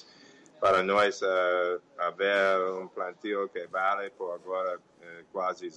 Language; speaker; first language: Portuguese; non-native, fluent; English